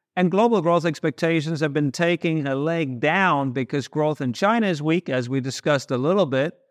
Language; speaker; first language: English; non-native, fluent; Danish